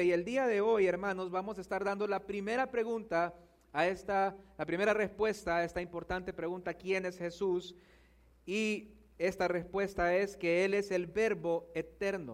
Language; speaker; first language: Spanish; native; Spanish